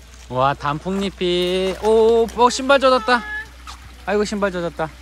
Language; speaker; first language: Korean; native; Korean